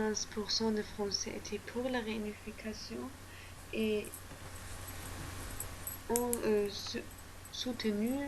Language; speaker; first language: French; non-native, learner; German